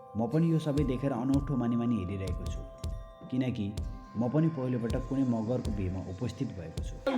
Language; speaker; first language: Nepali; native; Nepali